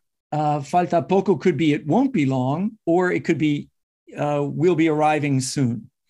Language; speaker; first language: English; native; English